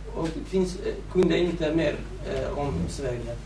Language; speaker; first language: Swedish; non-native, fluent; Central Kurdish